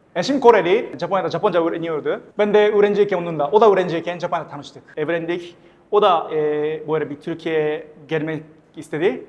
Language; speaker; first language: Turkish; non-native, fluent; Japanese